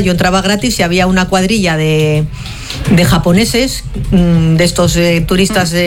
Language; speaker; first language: Spanish; native; Spanish